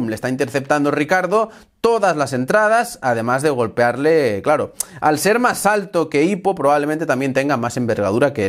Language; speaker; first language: Spanish; native; Spanish